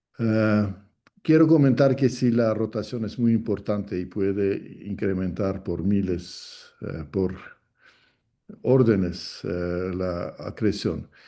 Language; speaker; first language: Spanish; non-native, fluent; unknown